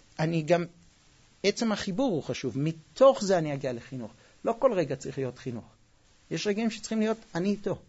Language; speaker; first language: Hebrew; non-native, fluent; English